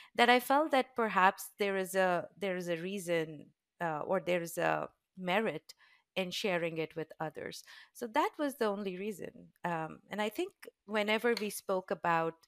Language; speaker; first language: English; non-native, local second language; Hindi